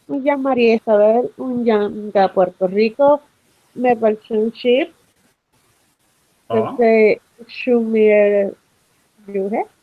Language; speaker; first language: Albanian; non-native, learner; Spanish